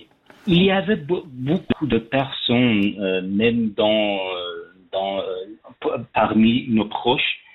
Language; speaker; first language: French; non-native, fluent; Persian